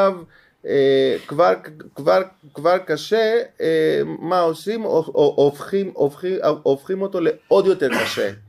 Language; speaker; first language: Hebrew; non-native, fluent; Greek